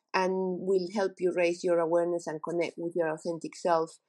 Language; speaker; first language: English; non-native, fluent; Spanish